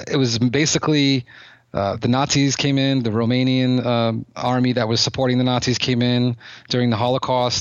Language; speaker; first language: English; native; English